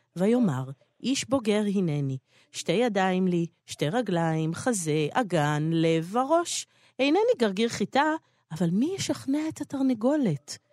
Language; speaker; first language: Hebrew; native; Hebrew